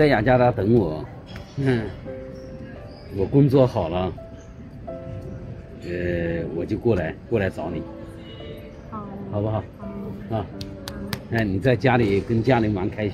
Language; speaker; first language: Chinese; early bilingual, heritage; Chinese